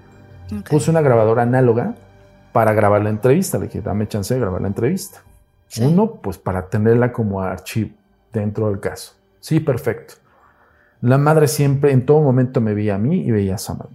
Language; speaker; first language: Spanish; native; Spanish